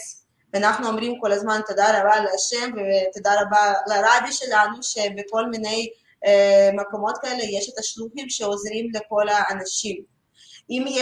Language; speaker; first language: Hebrew; non-native, learner; Russian